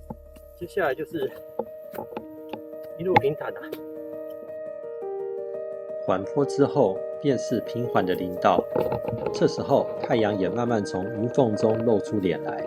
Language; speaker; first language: Chinese; native; Chinese